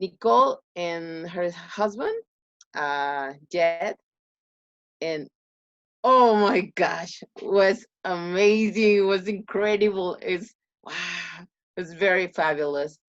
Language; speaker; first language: English; non-native, learner; Spanish